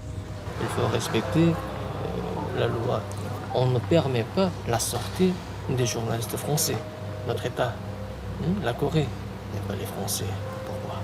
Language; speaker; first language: French; non-native, fluent; Korean